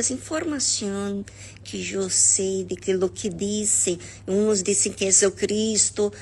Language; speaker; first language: Portuguese; non-native, learner; Spanish